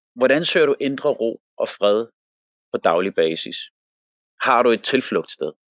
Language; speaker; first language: Danish; early bilingual, other home language; Arabic